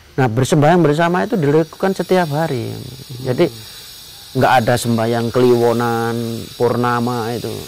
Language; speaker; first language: Indonesian; non-native, local second language; Madurese